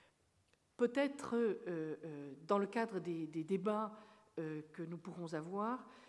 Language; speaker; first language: French; native; French